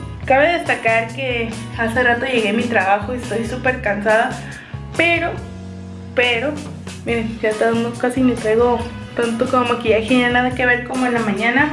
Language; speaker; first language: Spanish; native; Spanish